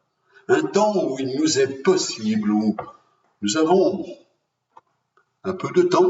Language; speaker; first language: French; native; French